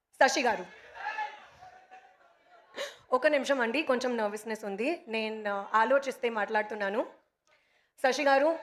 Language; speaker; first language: Telugu; non-native, local second language; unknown